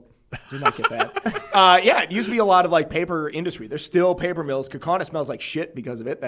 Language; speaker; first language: English; native; English